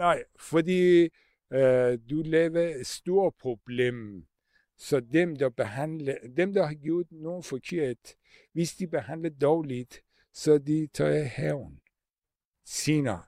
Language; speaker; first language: Danish; non-native, fluent; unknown